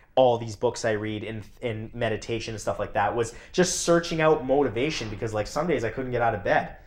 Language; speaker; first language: English; native; English